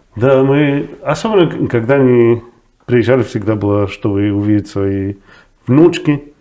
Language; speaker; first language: Russian; non-native, fluent; Spanish